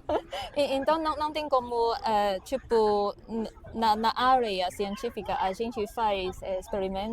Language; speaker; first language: Portuguese; non-native, fluent; Chinese